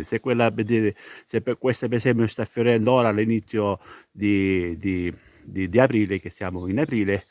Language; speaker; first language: Italian; native; Italian